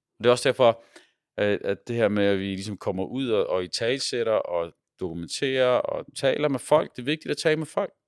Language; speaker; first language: Danish; early bilingual, other home language; Arabic